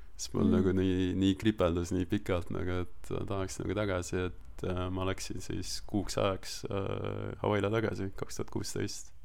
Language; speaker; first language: Estonian; early bilingual, other home language; Russian